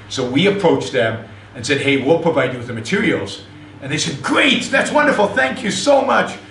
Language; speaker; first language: English; non-native, fluent; Hebrew